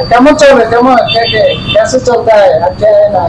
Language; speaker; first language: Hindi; non-native, learner; Bangla